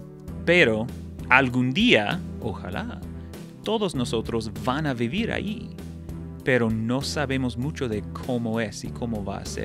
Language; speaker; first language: Spanish; non-native, fluent; English